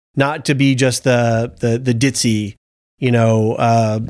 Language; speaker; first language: English; early bilingual, other home language; Italian